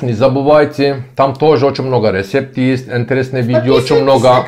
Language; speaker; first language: Russian; non-native, learner; Turkish